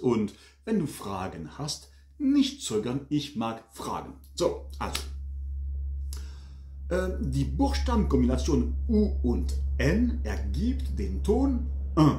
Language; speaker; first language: German; non-native, fluent; French